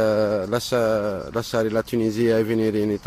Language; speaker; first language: Italian; non-native, fluent; Arabic